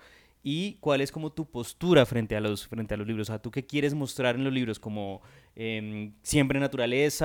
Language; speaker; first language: Spanish; native; Spanish